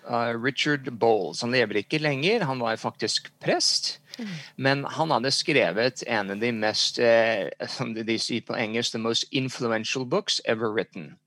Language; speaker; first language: Norwegian; early bilingual, heritage; English